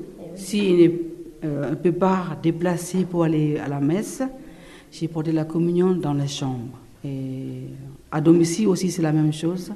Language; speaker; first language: French; non-native, learner; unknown